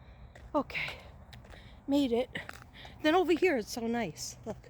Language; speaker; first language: English; native; English